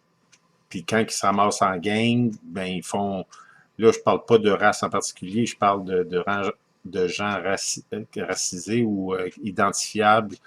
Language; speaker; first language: French; native; French